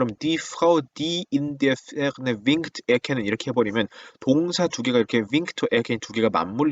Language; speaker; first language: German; non-native, fluent; Korean